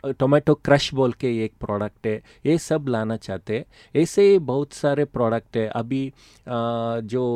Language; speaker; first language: Hindi; non-native, local second language; Kannada